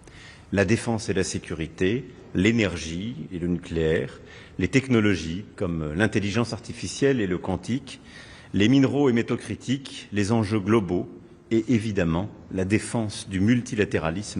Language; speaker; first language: French; native; French